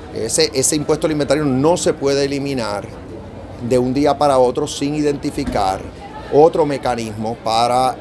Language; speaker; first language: Spanish; native; Spanish